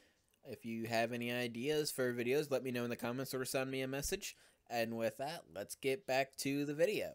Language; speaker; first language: English; native; English